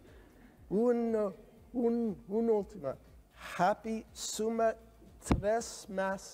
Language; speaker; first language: Spanish; non-native, learner; English